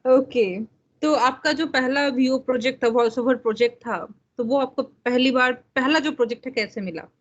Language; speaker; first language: Hindi; native; Hindi